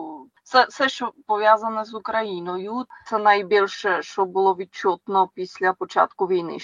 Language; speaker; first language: Ukrainian; non-native, fluent; Czech